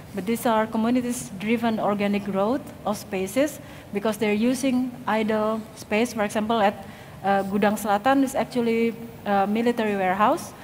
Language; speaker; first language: English; non-native, fluent; Indonesian